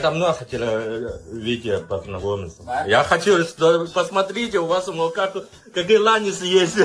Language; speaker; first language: Russian; non-native, learner; Chinese